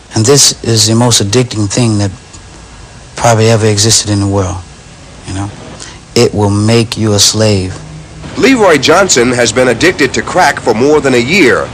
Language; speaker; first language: English; native; English